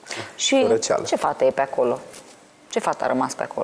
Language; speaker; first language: Romanian; native; Romanian